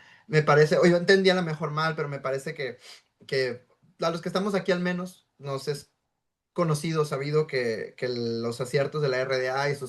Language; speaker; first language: Spanish; native; Spanish